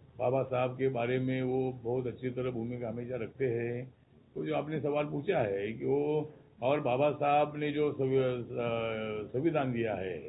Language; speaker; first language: Hindi; non-native, local second language; Marathi